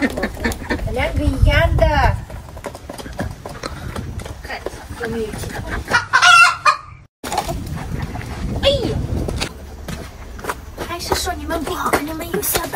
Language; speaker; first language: Chinese; non-native, learner; Ukrainian